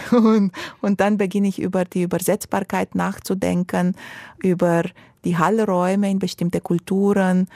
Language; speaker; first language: German; non-native, fluent; Romanian